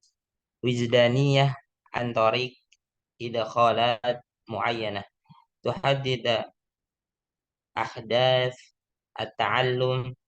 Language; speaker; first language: Arabic; non-native, learner; Indonesian